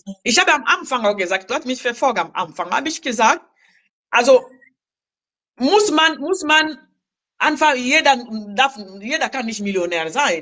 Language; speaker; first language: German; non-native, learner; Lingala